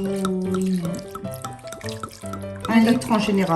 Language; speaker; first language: French; native; French